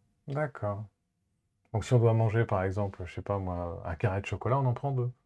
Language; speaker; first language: French; native; French